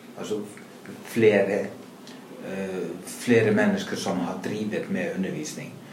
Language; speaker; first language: Norwegian; non-native, fluent; Icelandic